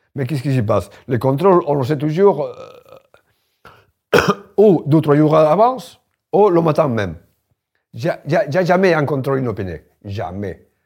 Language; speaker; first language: French; non-native, fluent; Spanish